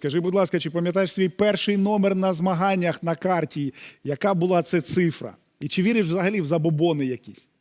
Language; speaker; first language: Ukrainian; native; Ukrainian